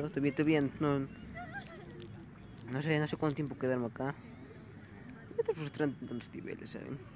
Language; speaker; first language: Spanish; native; Spanish